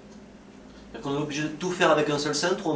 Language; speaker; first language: French; native; French